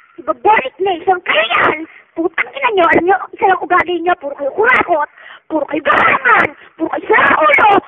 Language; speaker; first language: Filipino; native; Filipino